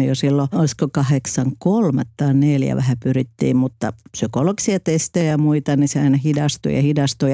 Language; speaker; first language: Finnish; native; Finnish